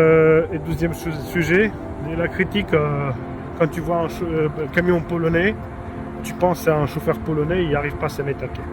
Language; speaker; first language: French; non-native, fluent; Polish